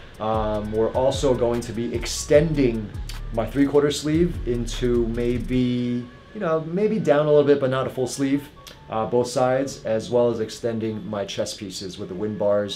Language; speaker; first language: English; early bilingual, other home language; Chinese